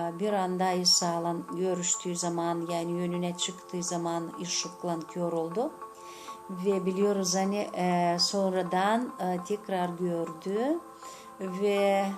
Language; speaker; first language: Turkish; non-native, fluent; Gagauz